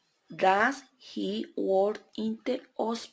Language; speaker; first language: English; non-native, learner; Spanish